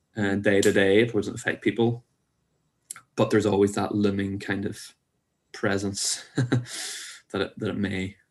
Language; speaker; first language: English; native; English